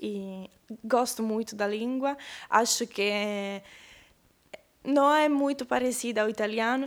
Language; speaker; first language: Portuguese; non-native, learner; Italian